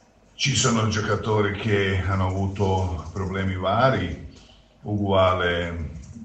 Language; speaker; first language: Italian; non-native, fluent; Croatian